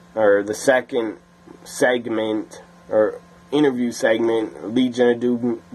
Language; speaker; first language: English; native; English